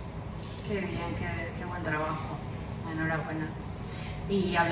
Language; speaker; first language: Spanish; native; Spanish